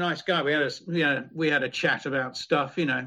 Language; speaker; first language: English; native; English